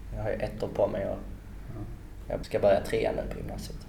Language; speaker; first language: Swedish; native; Swedish